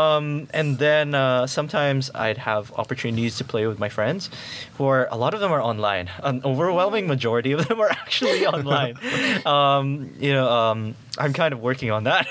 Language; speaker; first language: English; non-native, local second language; Filipino